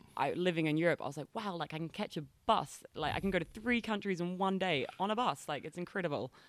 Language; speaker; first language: English; native; English